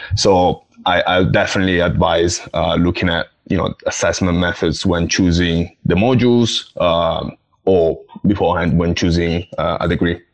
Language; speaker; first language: English; non-native, fluent; Italian